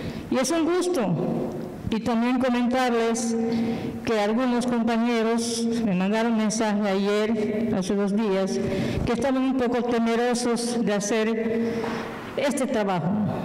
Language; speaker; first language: Spanish; non-native, local second language; Yucateco